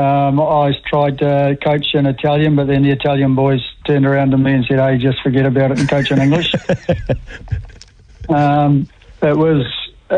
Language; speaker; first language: English; native; English